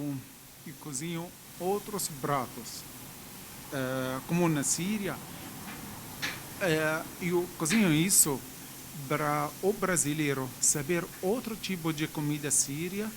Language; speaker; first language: Portuguese; non-native, learner; Arabic